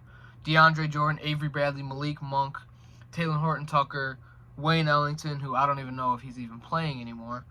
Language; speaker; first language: English; native; English